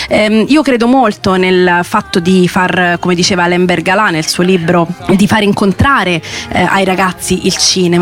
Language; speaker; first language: Italian; native; Italian